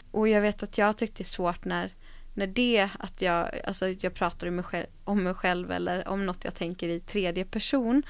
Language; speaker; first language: Swedish; native; Swedish